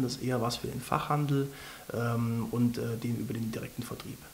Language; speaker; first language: German; native; German